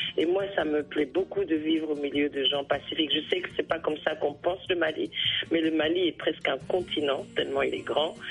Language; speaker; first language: French; native; French